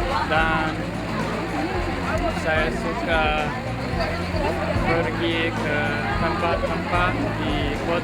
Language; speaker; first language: Indonesian; non-native, learner; Japanese